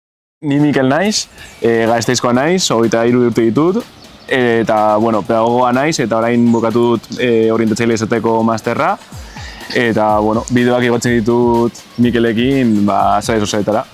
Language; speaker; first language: Basque; non-native, local second language; Spanish